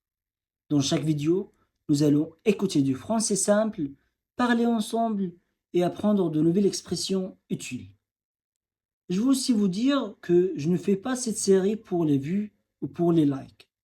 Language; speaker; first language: French; non-native, fluent; Arabic